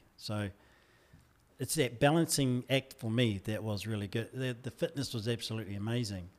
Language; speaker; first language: English; native; English